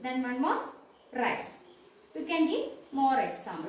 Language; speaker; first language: English; non-native, local second language; Malayalam